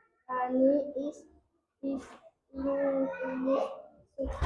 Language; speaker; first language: English; non-native, learner; Indonesian